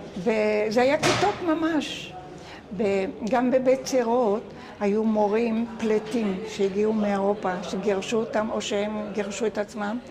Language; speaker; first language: Hebrew; native; Hebrew